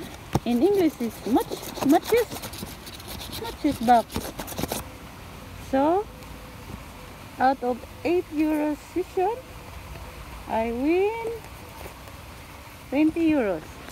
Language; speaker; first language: English; non-native, local second language; Filipino